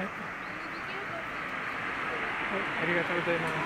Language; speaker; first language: Japanese; non-native, learner; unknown